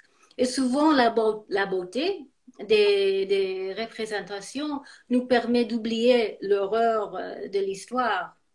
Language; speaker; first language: French; non-native, fluent; English